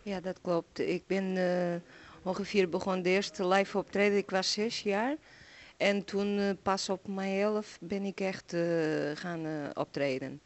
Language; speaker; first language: Dutch; non-native, fluent; Portuguese